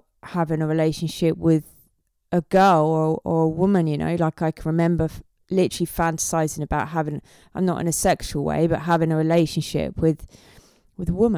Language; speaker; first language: English; native; English